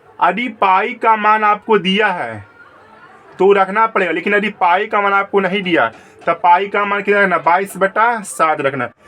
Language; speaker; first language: Hindi; native; Hindi